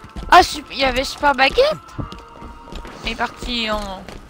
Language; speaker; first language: French; native; French